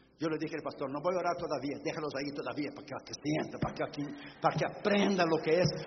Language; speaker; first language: Spanish; non-native, fluent; Portuguese